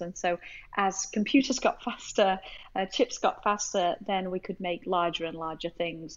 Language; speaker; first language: English; native; English